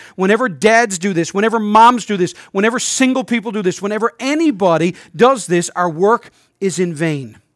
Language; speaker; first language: English; native; English